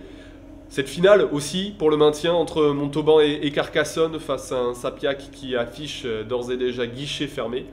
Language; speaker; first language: French; native; French